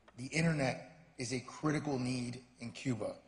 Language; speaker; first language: English; early bilingual, other home language; Spanish